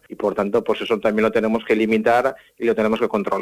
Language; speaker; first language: Spanish; native; Spanish